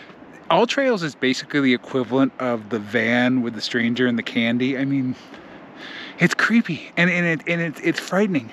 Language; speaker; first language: English; native; English